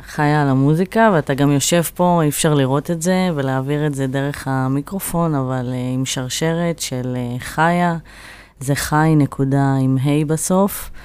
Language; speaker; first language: Hebrew; native; Hebrew